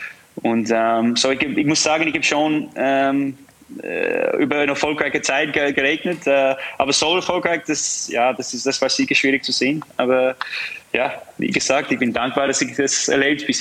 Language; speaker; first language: German; non-native, fluent; English